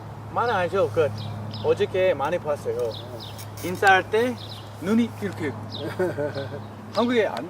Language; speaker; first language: Korean; non-native, learner; English